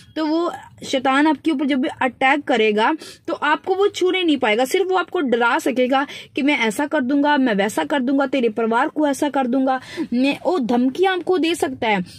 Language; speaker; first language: Hindi; non-native, local second language; Punjabi